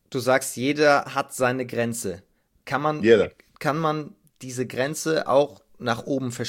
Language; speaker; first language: German; native; German